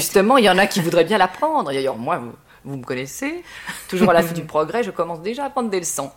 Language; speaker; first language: French; native; French